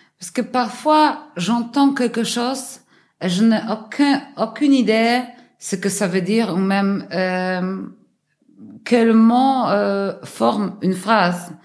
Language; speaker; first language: French; non-native, learner; Polish